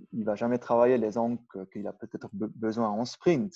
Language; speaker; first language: French; non-native, local second language; German